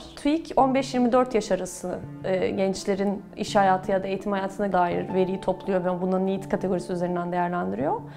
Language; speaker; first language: Turkish; native; Turkish